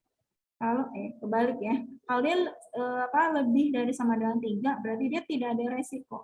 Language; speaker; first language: Indonesian; native; Indonesian